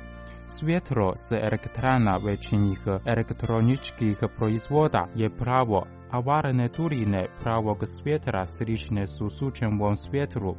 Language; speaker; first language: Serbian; non-native, learner; Chinese